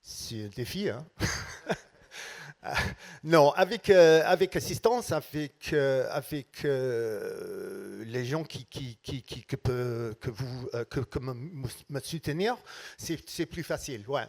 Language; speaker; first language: French; non-native, learner; English